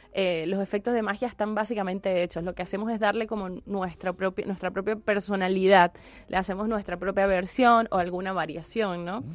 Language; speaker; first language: Spanish; native; Spanish